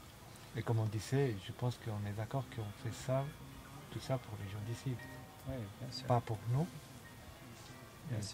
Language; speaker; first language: French; non-native, local second language; Arabic